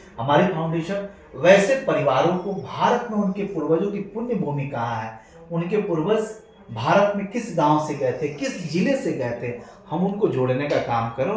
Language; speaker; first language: Hindi; native; Hindi